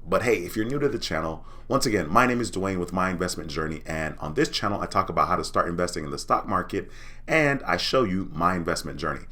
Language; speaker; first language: English; native; English